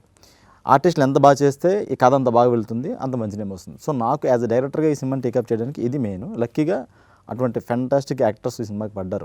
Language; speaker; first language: Telugu; native; Telugu